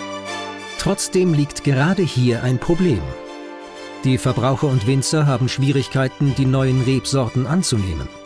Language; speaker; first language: German; native; German